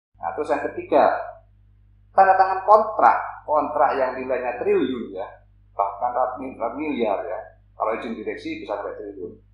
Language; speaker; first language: Indonesian; native; Indonesian